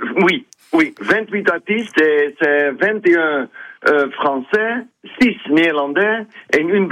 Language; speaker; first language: French; non-native, learner; Dutch